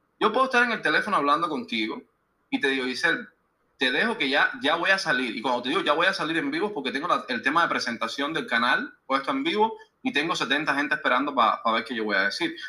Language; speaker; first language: Spanish; native; Spanish